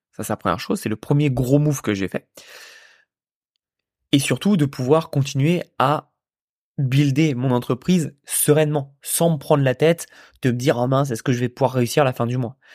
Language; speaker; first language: French; native; French